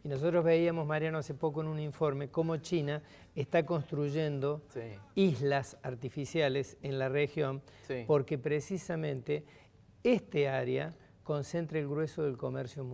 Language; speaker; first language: Spanish; native; Spanish